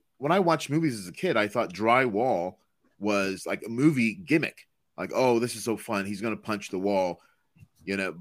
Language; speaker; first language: English; non-native, local second language; Yoruba